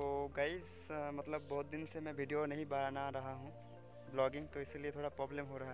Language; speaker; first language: Hindi; non-native, local second language; Bangla